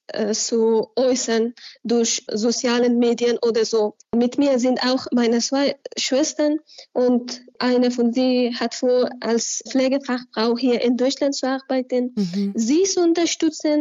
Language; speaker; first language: German; non-native, learner; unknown